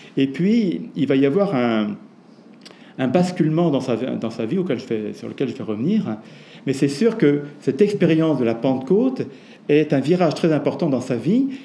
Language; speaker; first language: French; native; French